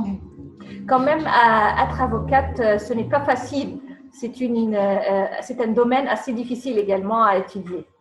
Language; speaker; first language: French; non-native, fluent; Arabic